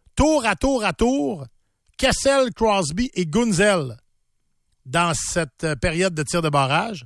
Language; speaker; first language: French; native; French